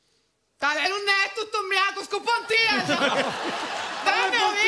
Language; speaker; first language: Italian; native; Italian